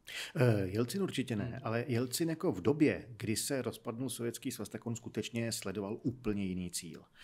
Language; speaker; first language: Czech; native; Czech